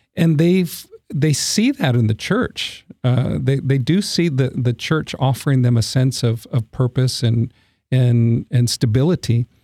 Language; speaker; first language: English; native; English